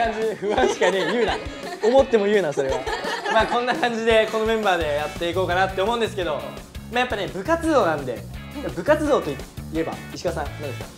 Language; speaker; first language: Japanese; native; Japanese